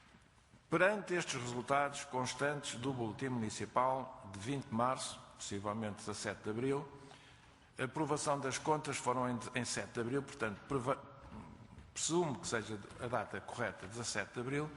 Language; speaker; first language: Portuguese; native; Portuguese